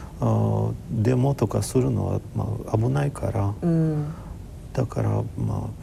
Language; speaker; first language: Japanese; non-native, fluent; Ukrainian